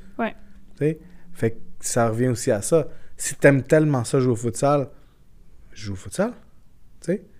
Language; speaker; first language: French; early bilingual, other home language; Portuguese